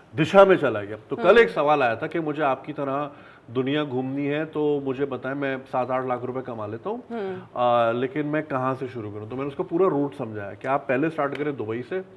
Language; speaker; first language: Urdu; native; Urdu